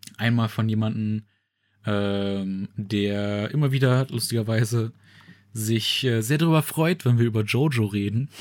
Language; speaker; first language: German; native; German